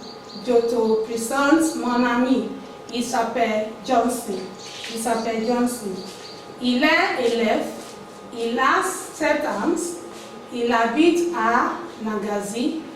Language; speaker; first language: French; non-native, fluent; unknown